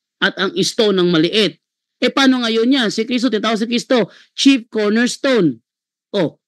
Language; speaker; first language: Filipino; non-native, local second language; Cebuano